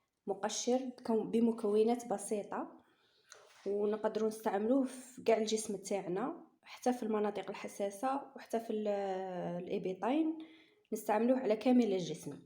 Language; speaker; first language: Arabic; native; Arabic